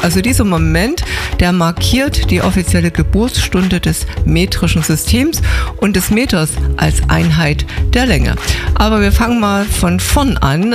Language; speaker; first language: German; native; German